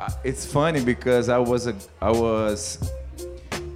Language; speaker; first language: English; non-native, fluent; Portuguese